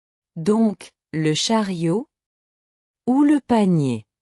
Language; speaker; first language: French; non-native, local second language; Arabic